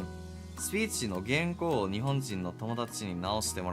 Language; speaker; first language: Japanese; non-native, learner; English